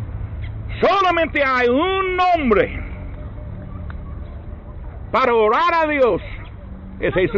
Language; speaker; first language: Spanish; non-native, learner; English